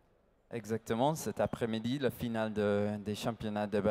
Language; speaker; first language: French; non-native, learner; English